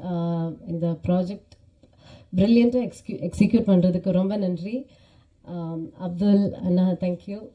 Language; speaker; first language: Tamil; non-native, fluent; Malayalam